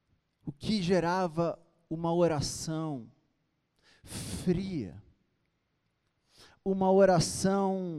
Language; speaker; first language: Portuguese; native; Portuguese